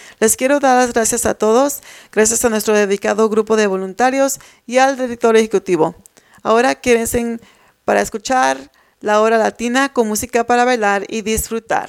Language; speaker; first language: Spanish; early bilingual, heritage; Spanish